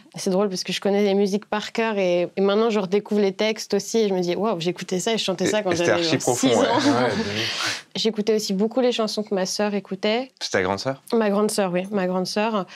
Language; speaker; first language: French; native; French